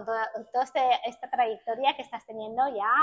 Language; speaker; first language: Spanish; native; Spanish